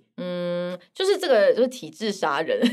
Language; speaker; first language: Chinese; native; Chinese